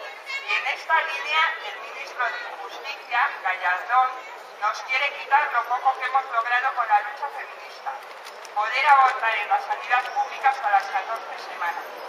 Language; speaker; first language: Spanish; native; Spanish